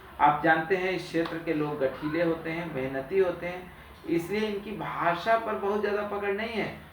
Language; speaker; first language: Hindi; native; Hindi